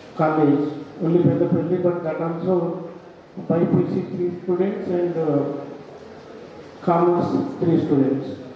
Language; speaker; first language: English; non-native, local second language; Telugu